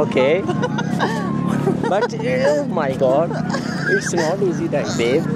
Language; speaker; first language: English; non-native, learner; Urdu